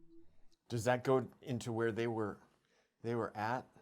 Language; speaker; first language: English; native; English